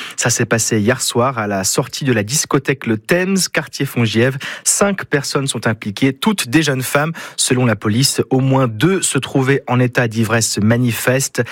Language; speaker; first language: French; native; French